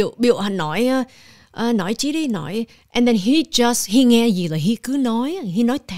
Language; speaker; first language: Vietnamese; early bilingual, heritage; Vietnamese